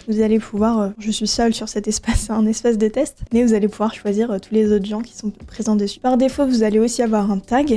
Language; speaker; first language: French; native; French